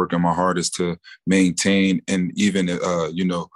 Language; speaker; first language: English; native; English